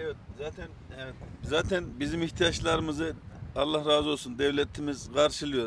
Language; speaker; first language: Turkish; native; Turkish